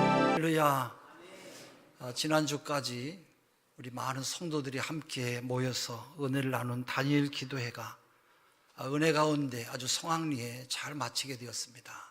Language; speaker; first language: Korean; native; Korean